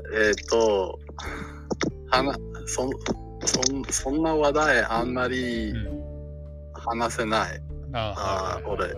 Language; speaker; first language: Japanese; non-native, learner; English